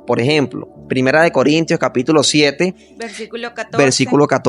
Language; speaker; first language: Spanish; native; Spanish